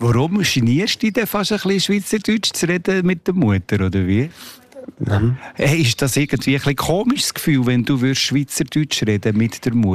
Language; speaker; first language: German; native; German